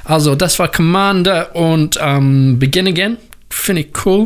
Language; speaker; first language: German; non-native, learner; English